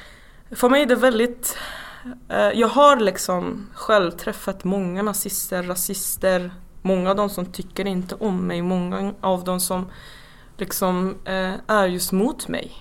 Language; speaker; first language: Swedish; non-native, fluent; Persian